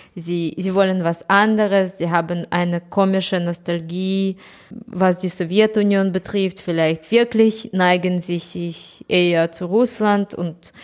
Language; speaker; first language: German; non-native, fluent; Russian